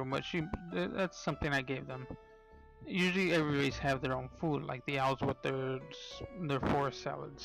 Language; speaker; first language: English; native; English